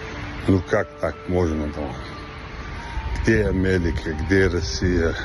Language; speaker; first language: Russian; non-native, local second language; Chechen